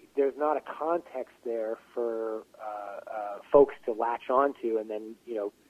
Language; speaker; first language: English; native; English